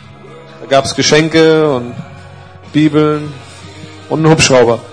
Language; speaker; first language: German; native; German